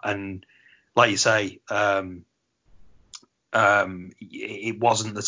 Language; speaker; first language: English; native; English